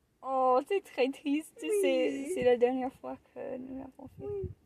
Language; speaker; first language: French; non-native, learner; English